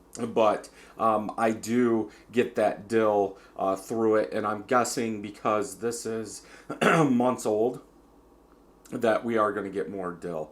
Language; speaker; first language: English; native; English